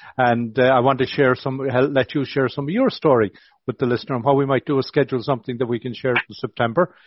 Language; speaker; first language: English; native; English